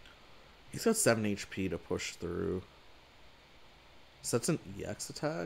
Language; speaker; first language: English; native; English